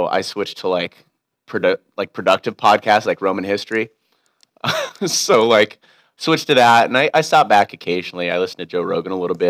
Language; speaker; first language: English; native; English